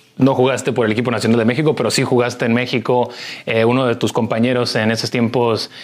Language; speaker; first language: Spanish; early bilingual, heritage; Spanish